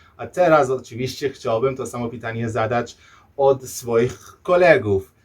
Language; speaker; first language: Polish; non-native, learner; Persian